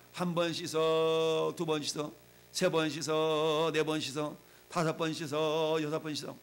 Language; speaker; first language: Korean; native; Korean